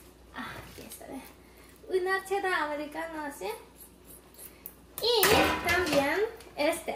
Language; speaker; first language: Spanish; non-native, learner; Japanese